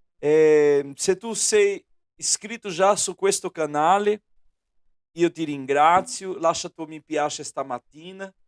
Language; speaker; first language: Italian; non-native, fluent; Portuguese